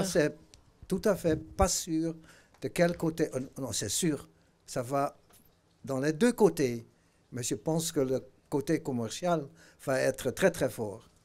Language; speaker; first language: French; non-native, fluent; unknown